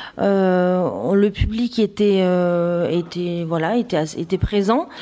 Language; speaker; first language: French; native; French